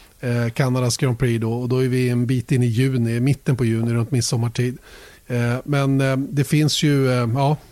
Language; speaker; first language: Swedish; native; Swedish